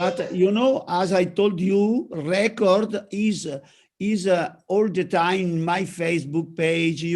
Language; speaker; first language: English; non-native, learner; Italian